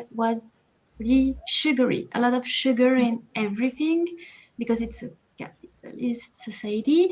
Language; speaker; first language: English; non-native, learner; French